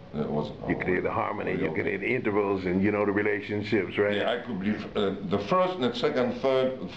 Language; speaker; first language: English; non-native, fluent; Japanese